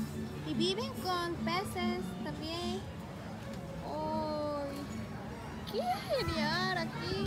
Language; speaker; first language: Spanish; non-native, fluent; Korean